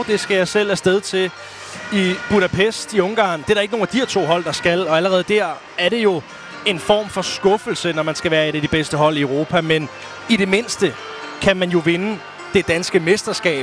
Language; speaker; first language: Danish; native; Danish